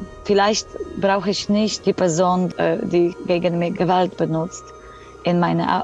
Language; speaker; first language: German; non-native, fluent; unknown